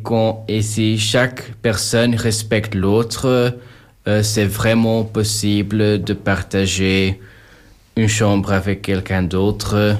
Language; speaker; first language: French; non-native, local second language; Dutch